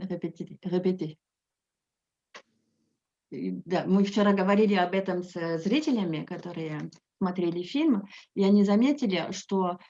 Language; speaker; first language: Russian; non-native, fluent; French